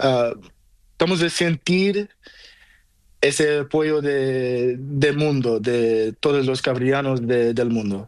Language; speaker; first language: Spanish; non-native, learner; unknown